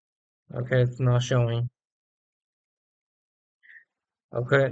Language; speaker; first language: English; non-native, fluent; Chinese